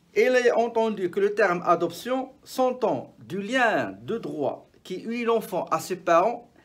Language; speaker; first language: French; non-native, local second language; Arabic